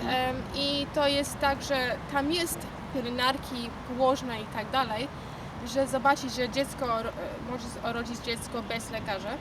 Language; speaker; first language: Polish; non-native, learner; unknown